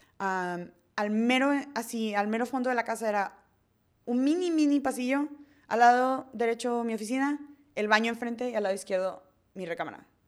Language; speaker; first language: Spanish; early bilingual, heritage; Spanish